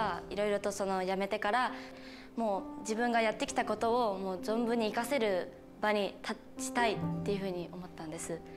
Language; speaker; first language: Japanese; native; Japanese